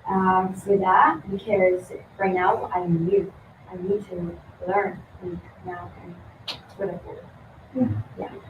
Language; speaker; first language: English; non-native, learner; Spanish